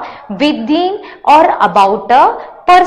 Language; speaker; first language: English; non-native, local second language; Hindi